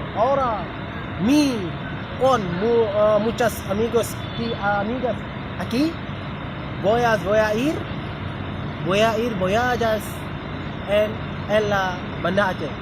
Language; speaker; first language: Spanish; non-native, learner; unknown